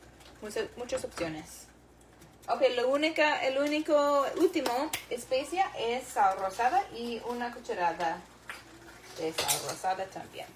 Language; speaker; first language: Spanish; non-native, learner; English